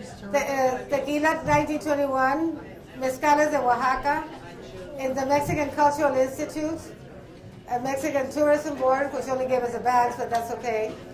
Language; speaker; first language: English; early bilingual, other home language; Spanish